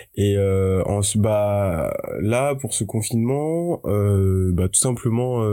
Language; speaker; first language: French; native; French